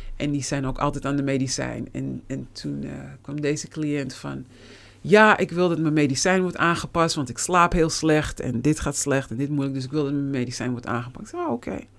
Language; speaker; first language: Dutch; native; Dutch